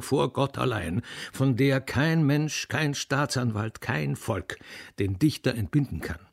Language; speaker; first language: German; native; German